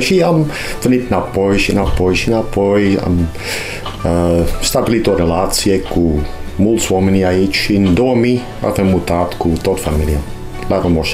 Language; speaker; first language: Romanian; non-native, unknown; Dutch